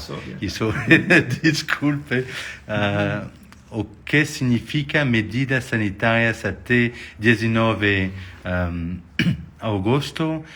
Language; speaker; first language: Portuguese; non-native, fluent; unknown